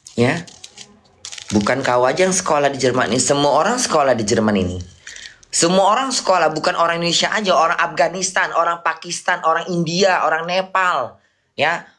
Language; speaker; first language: Indonesian; native; Indonesian